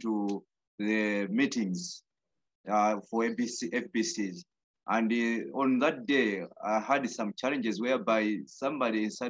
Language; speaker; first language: English; non-native, local second language; Nyanja